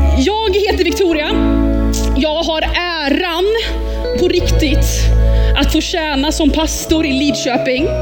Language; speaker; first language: Swedish; early bilingual, heritage; Swedish